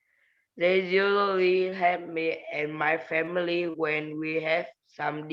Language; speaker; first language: English; non-native, learner; Vietnamese